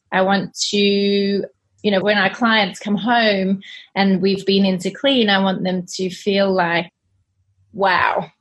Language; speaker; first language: English; native; English